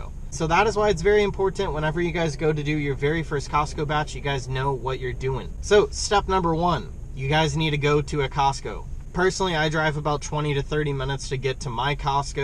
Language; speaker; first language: English; native; English